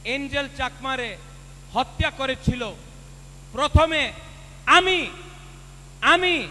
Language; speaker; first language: Bangla; non-native, local second language; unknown